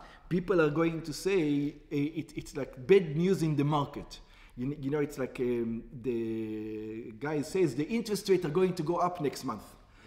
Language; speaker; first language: English; non-native, fluent; Hebrew